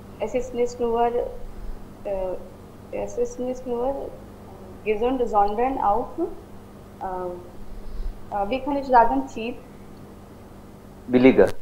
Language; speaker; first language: German; non-native, learner; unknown